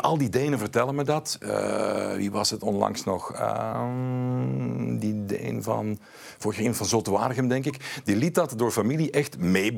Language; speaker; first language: Dutch; native; Dutch